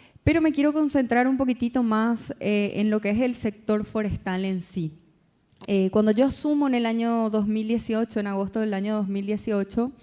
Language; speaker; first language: Spanish; native; Spanish